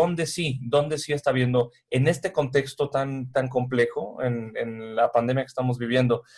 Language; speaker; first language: Spanish; native; Spanish